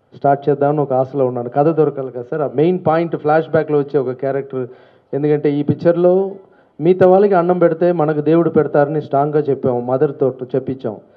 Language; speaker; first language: Telugu; non-native, local second language; Tamil